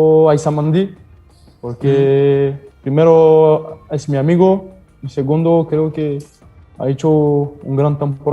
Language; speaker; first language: Spanish; non-native, learner; French